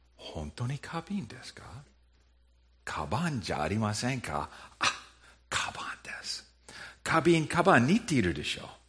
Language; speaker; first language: Japanese; non-native, fluent; English